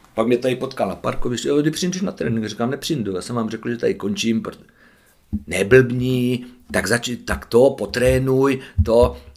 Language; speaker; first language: Czech; native; Czech